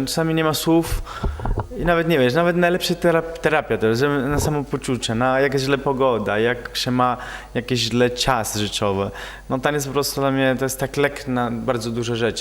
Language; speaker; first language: Polish; non-native, fluent; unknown